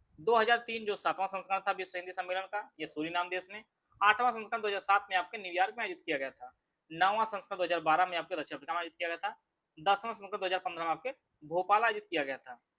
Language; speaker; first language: Hindi; native; Hindi